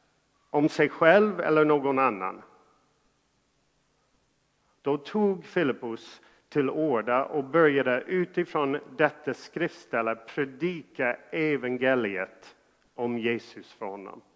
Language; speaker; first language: Swedish; non-native, fluent; English